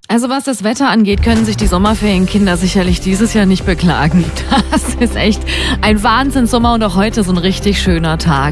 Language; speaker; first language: German; native; German